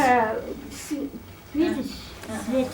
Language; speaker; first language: Russian; non-native, local second language; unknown